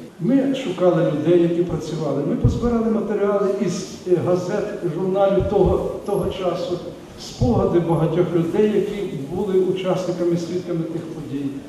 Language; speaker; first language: Ukrainian; native; Ukrainian